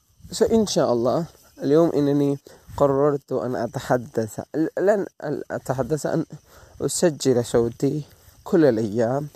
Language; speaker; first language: Arabic; non-native, learner; Malay